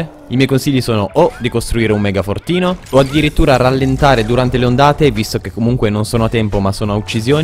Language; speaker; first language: Italian; native; Italian